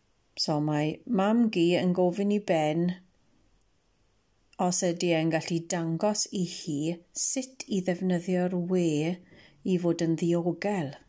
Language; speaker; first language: Welsh; non-native, local second language; English